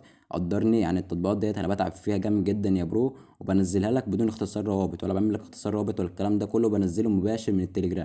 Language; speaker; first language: Arabic; native; Arabic